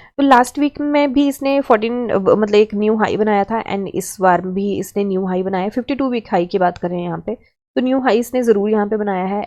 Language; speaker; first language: Hindi; native; Hindi